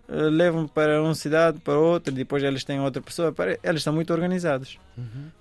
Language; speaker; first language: Portuguese; non-native, fluent; Persian